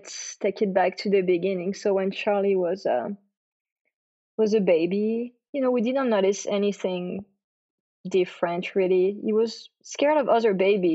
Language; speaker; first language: English; non-native, fluent; French